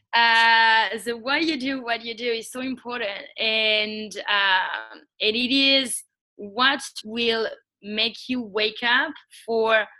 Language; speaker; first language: English; non-native, fluent; French